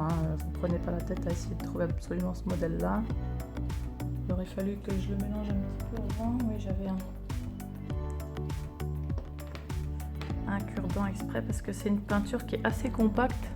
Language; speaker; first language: French; native; French